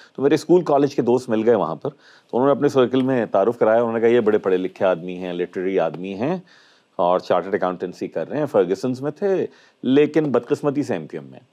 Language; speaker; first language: Urdu; native; Urdu